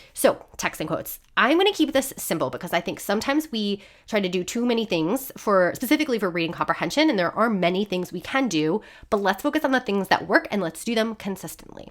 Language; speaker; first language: English; native; English